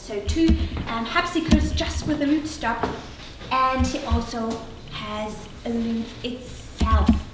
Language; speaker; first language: English; non-native, fluent; German